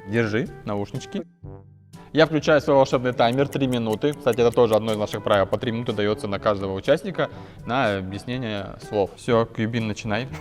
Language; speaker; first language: Russian; native; Russian